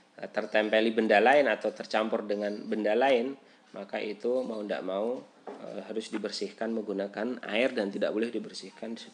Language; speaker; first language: Indonesian; native; Indonesian